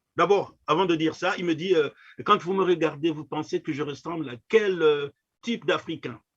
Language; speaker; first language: French; non-native, local second language; Kongo